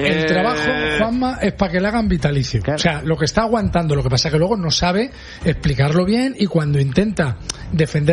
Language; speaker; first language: Spanish; native; Spanish